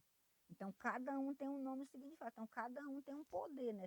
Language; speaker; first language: Portuguese; non-native, local second language; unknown